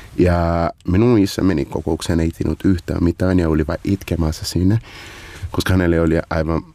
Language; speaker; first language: Finnish; non-native, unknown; Portuguese